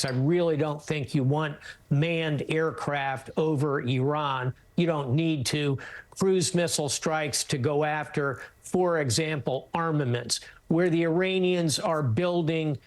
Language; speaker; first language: English; native; English